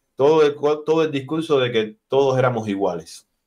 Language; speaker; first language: Spanish; native; Spanish